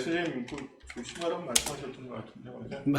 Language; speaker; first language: Korean; native; Korean